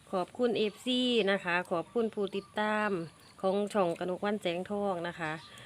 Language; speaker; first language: Thai; native; Thai